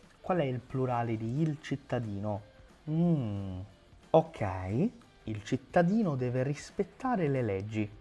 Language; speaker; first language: Italian; non-native, fluent; Portuguese